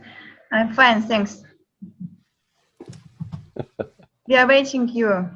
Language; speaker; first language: English; non-native, learner; Russian